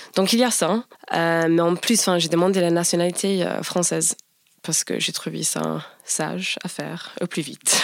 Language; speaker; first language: French; non-native, fluent; English